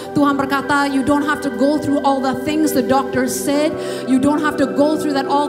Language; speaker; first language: English; native; English